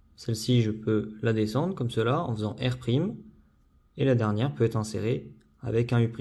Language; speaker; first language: French; native; French